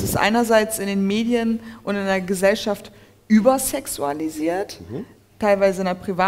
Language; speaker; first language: German; early bilingual, other home language; Turkish